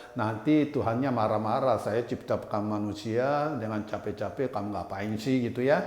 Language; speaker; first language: Indonesian; non-native, fluent; Japanese